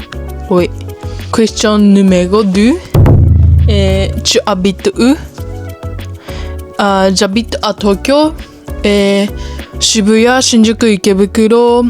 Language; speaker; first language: French; non-native, learner; Japanese